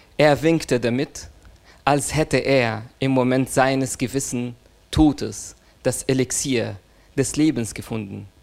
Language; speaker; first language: German; non-native, fluent; Arabic